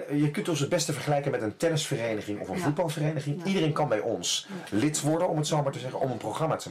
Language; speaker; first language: Dutch; native; Dutch